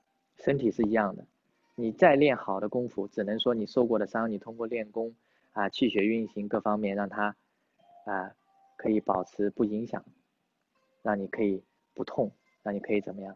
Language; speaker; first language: Chinese; native; Chinese